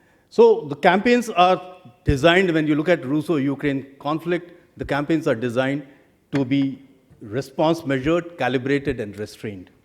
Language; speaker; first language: English; non-native, local second language; Hindi